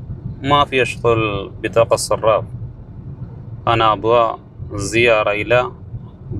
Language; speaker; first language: Arabic; non-native, learner; Malayalam